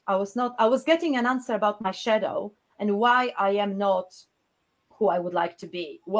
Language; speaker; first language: English; non-native, fluent; Polish